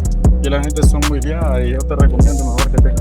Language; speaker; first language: Spanish; native; Spanish